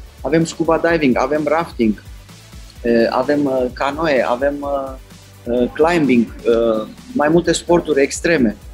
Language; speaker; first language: Romanian; non-native, fluent; Turkish